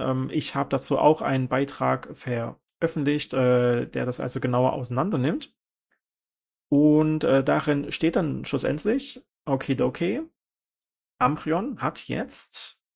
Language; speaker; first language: German; native; German